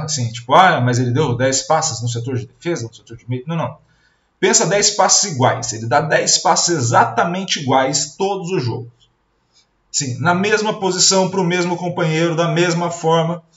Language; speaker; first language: Portuguese; native; Portuguese